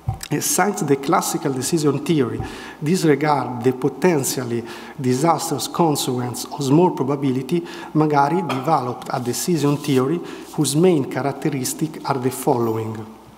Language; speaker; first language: English; non-native, fluent; Italian